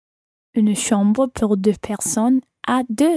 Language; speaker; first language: French; non-native, learner; English